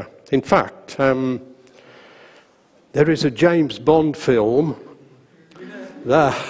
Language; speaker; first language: English; native; English